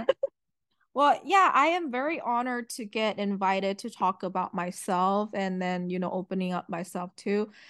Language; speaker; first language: English; early bilingual, other home language; Chinese